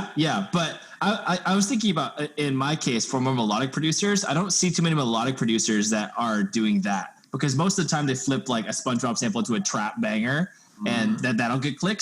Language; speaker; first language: English; native; English